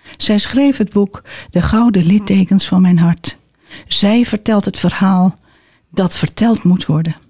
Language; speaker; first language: Dutch; native; Dutch